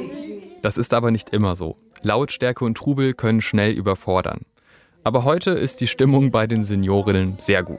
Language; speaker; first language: German; native; German